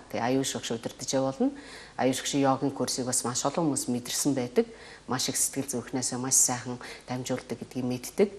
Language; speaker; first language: Mongolian; native; Mongolian